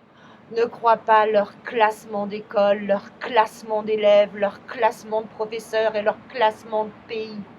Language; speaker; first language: French; native; French